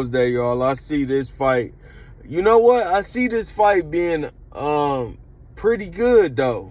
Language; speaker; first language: English; native; English